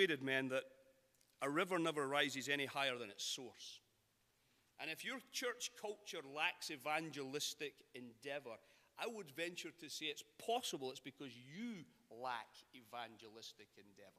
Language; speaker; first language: English; native; English